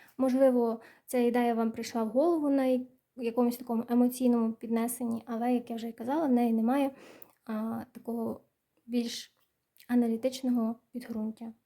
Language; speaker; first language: Ukrainian; non-native, local second language; Russian